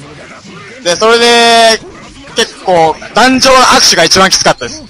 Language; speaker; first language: Japanese; native; Japanese